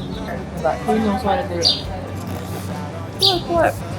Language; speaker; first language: Japanese; native; Japanese